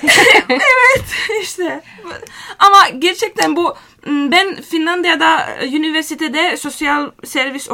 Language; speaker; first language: Turkish; non-native, learner; Finnish